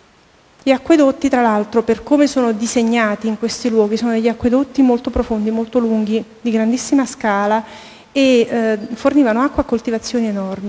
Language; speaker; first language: Italian; native; Italian